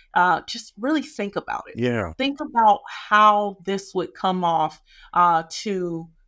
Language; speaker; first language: English; native; English